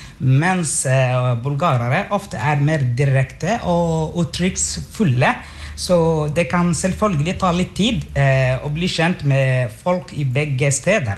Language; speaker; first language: Norwegian; non-native, fluent; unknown